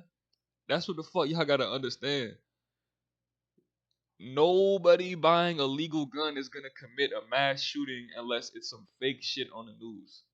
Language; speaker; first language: English; native; English